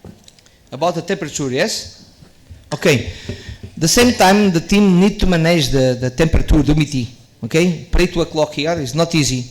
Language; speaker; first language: English; non-native, learner; Portuguese